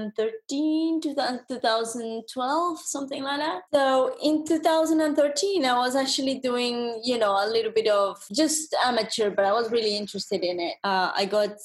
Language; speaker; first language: English; non-native, fluent; Spanish